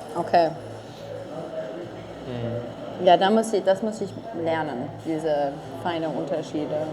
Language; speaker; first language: German; non-native, fluent; French